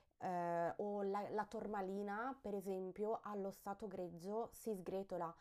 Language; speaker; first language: Italian; early bilingual, heritage; Italian